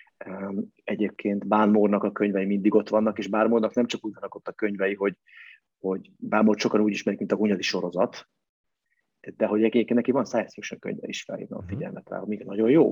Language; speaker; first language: Hungarian; native; Hungarian